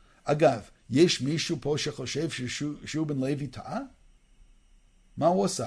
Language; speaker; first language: Hebrew; non-native, fluent; English